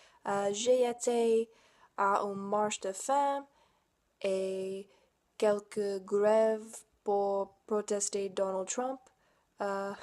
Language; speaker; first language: French; non-native, learner; English